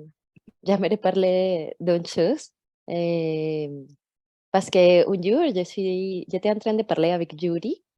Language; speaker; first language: French; non-native, fluent; Portuguese